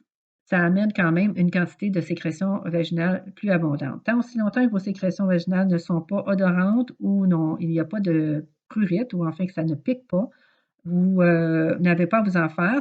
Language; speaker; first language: French; native; French